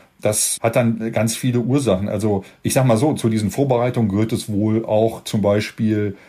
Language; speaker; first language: German; native; German